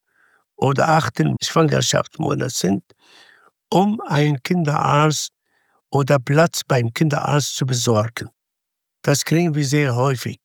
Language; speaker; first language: German; non-native, fluent; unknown